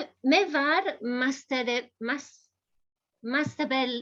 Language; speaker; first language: Georgian; non-native, learner; English